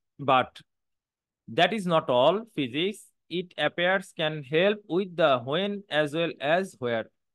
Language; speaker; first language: English; non-native, local second language; Bangla